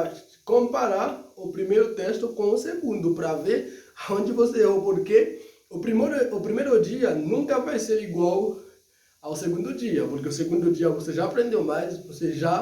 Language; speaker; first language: Portuguese; non-native, fluent; Haitian Creole